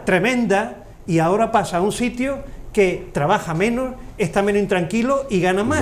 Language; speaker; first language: Spanish; native; Spanish